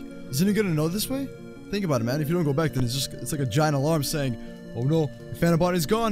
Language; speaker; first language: English; native; English